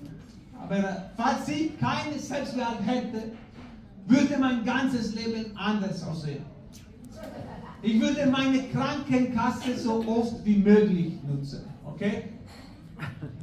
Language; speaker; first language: German; non-native, fluent; Spanish